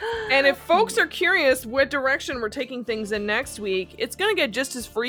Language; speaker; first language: English; native; English